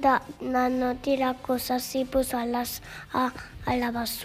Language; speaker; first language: Catalan; non-native, local second language; Spanish